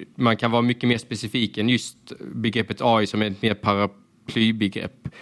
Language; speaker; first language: Swedish; native; Swedish